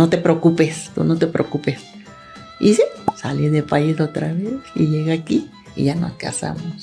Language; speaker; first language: Spanish; non-native, learner; Thai